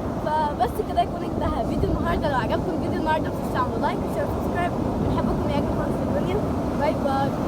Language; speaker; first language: Arabic; native; Arabic